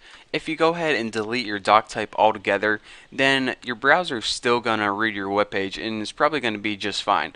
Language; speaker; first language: English; native; English